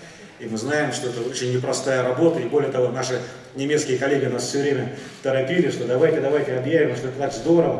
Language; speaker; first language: Russian; native; Russian